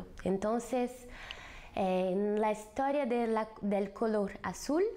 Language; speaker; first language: Spanish; non-native, fluent; Portuguese